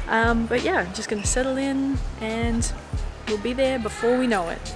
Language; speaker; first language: English; native; English